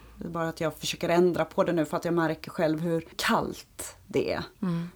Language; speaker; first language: Swedish; early bilingual, other home language; Romanian